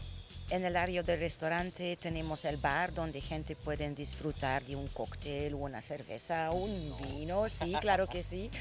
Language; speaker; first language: Spanish; non-native, learner; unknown